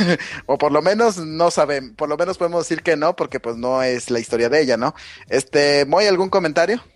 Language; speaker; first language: Spanish; native; Spanish